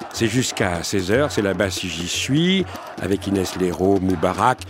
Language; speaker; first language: French; native; French